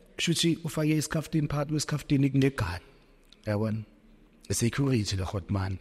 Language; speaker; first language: Zulu; native; Zulu